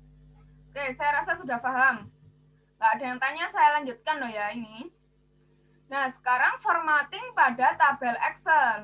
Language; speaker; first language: Indonesian; native; Indonesian